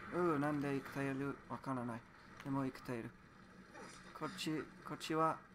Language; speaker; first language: Japanese; non-native, fluent; English